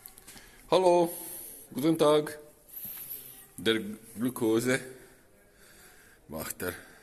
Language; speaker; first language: German; non-native, learner; Serbian